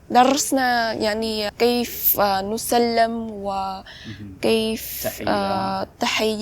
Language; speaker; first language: Arabic; non-native, learner; Vietnamese